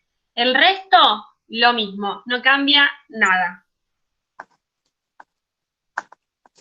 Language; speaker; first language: Spanish; native; Spanish